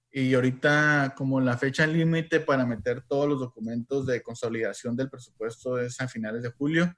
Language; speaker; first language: Spanish; native; Spanish